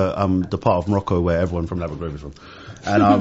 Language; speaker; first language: English; non-native, local second language; Arabic